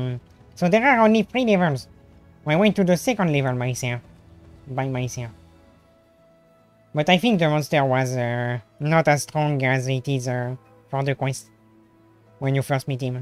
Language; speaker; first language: English; non-native, fluent; French